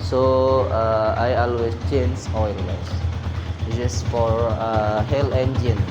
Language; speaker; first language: English; non-native, learner; Indonesian